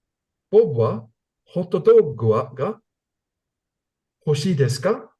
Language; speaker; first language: Japanese; non-native, learner; English